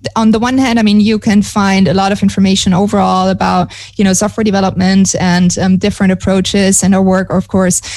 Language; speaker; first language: English; non-native, fluent; German